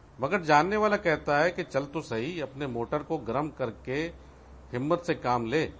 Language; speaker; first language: Urdu; native; Urdu